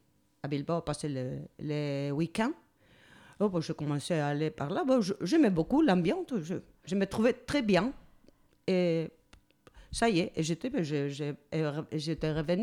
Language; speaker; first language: French; non-native, learner; Spanish